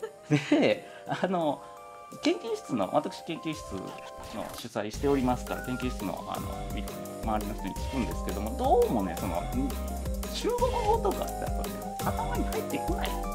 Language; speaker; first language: Japanese; native; Japanese